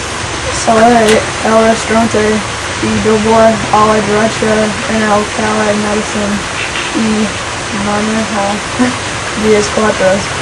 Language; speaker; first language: Spanish; non-native, learner; English